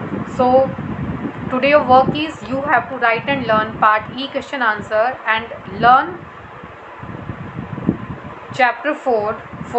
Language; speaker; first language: English; non-native, local second language; Hindi